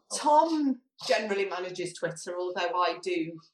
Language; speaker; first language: English; native; English